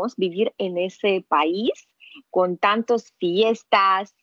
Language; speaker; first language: Spanish; non-native, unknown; Russian